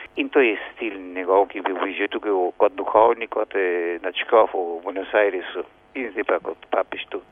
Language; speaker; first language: Slovenian; early bilingual, heritage; Slovenian